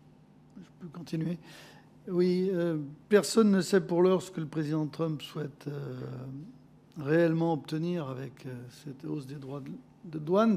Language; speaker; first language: French; native; French